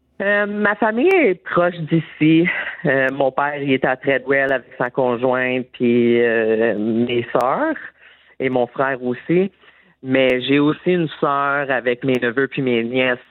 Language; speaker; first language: French; native; French